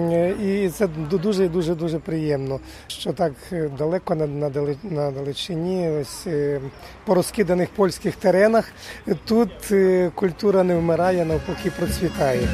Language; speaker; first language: Ukrainian; native; Ukrainian